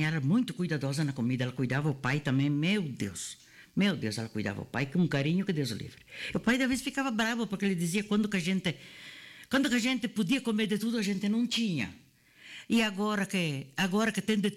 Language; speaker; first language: Portuguese; non-native, local second language; Italian